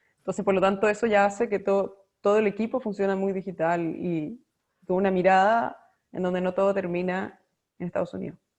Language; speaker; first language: Spanish; native; Spanish